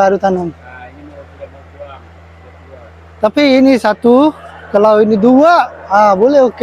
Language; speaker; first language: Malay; non-native, learner; Bangla